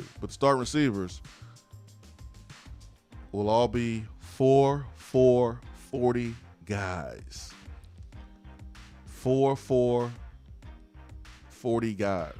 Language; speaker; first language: English; native; English